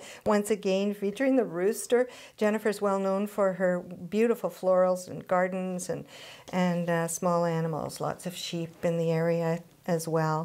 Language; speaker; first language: English; native; English